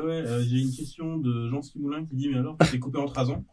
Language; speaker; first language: French; native; French